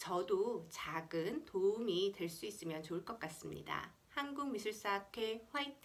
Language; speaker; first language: Korean; native; Korean